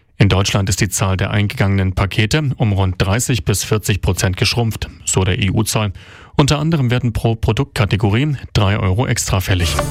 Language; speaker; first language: German; native; German